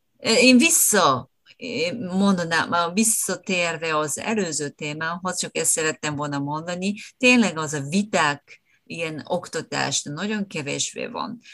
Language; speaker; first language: Hungarian; non-native, fluent; Japanese